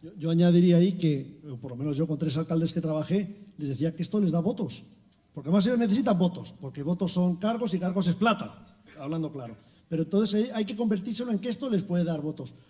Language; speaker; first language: Spanish; native; Spanish